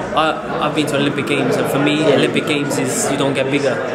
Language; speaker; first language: English; native; English